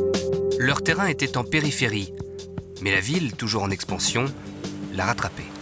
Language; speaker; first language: French; native; French